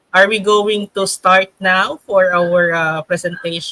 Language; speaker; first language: English; non-native, local second language; Filipino